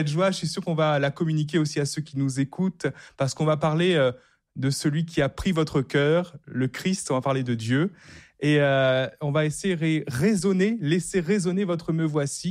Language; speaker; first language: French; native; French